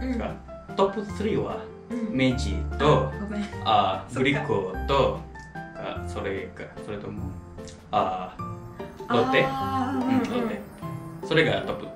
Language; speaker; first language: Japanese; non-native, fluent; Indonesian